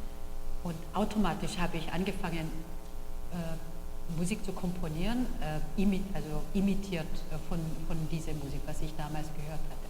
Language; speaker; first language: German; non-native, fluent; Korean